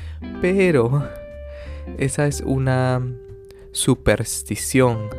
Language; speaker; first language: Spanish; early bilingual, other home language; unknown